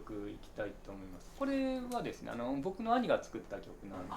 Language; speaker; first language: Japanese; native; Japanese